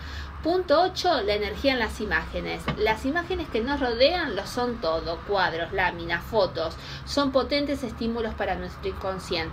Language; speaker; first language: Spanish; native; Spanish